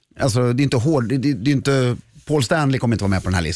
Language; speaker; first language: Swedish; native; Swedish